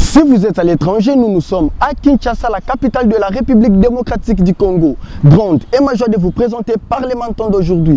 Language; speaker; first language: French; non-native, local second language; Lingala